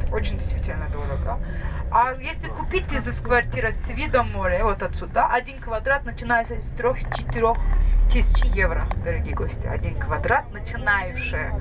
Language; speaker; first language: Russian; non-native, fluent; Turkish